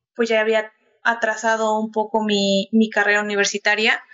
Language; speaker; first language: Spanish; native; Spanish